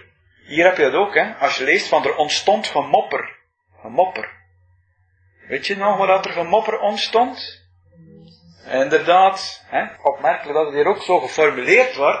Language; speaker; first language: Dutch; native; Dutch